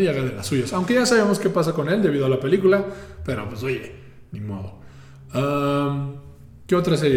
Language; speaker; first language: Spanish; native; Spanish